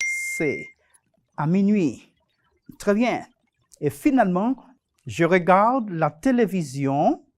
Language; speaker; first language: French; non-native, fluent; Spanish